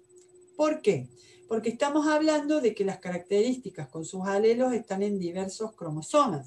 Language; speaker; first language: Spanish; native; Spanish